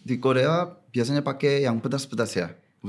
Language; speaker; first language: Indonesian; non-native, fluent; Korean